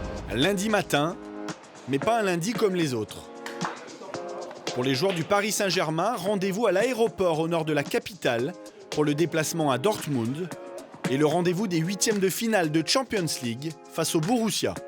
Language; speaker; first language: French; native; French